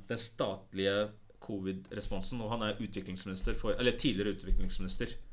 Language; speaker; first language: Norwegian; early bilingual, other home language; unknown